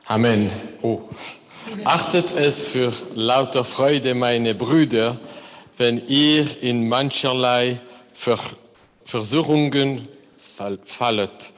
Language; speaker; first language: German; non-native, learner; English